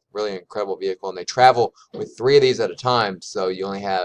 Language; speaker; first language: English; native; English